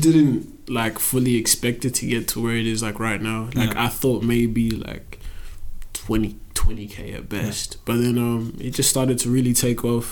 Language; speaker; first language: English; native; English